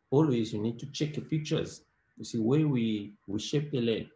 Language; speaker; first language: English; non-native, learner; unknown